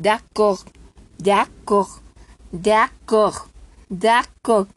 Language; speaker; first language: French; non-native, learner; Spanish